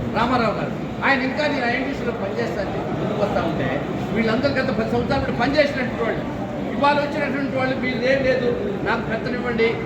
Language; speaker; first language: Telugu; native; Telugu